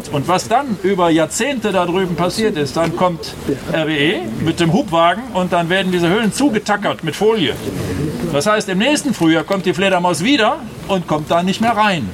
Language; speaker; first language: German; native; German